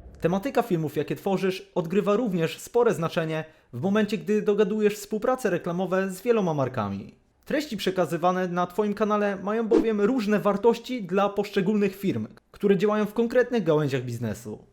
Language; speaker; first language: Polish; native; Polish